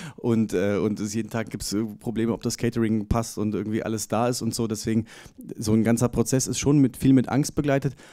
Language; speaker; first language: German; native; German